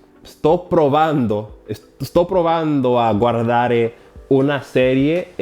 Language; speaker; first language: Italian; non-native, learner; Spanish